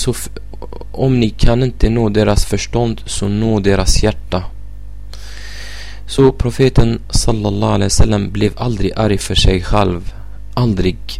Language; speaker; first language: Swedish; non-native, fluent; Arabic